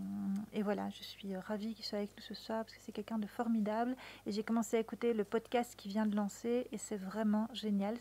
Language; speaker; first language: French; native; French